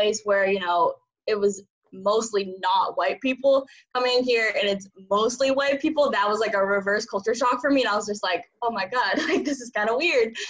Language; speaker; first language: English; early bilingual, other home language; Cantonese